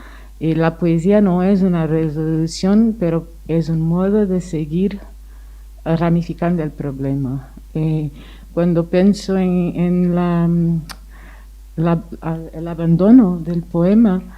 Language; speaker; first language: Spanish; non-native, fluent; Portuguese